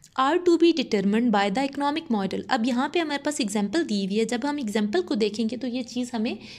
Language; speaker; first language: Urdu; non-native, local second language; Punjabi